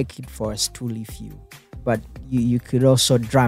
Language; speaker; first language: English; non-native, local second language; Ganda